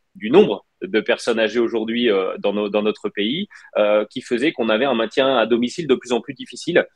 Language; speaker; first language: French; native; French